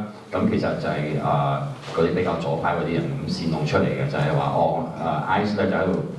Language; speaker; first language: Cantonese; native; Cantonese